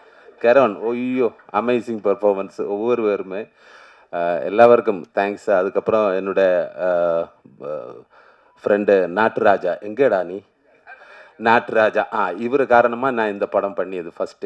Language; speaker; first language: Tamil; non-native, learner; Malayalam